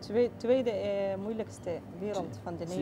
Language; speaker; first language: Dutch; non-native, learner; Somali